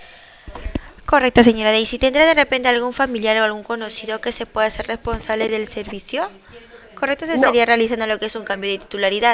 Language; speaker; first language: Spanish; native; Spanish